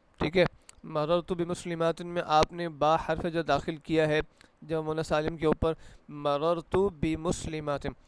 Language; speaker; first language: Urdu; native; Urdu